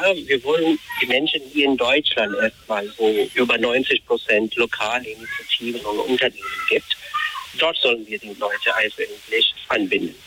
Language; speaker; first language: German; non-native, fluent; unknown